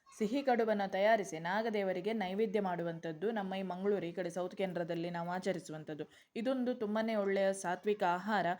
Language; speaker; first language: Kannada; non-native, local second language; Konkani